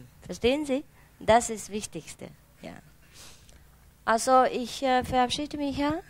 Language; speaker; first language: German; non-native, learner; Vietnamese